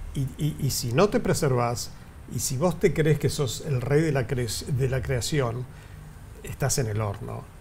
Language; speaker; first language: Spanish; native; Spanish